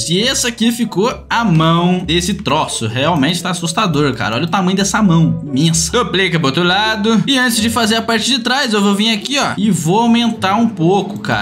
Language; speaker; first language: Portuguese; native; Portuguese